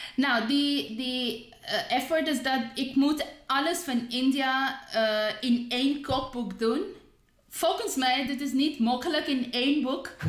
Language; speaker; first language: Dutch; non-native, learner; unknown